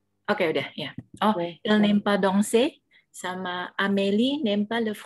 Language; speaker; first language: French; non-native, learner; Indonesian